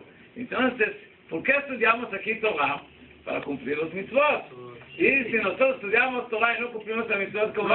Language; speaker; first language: Spanish; non-native, learner; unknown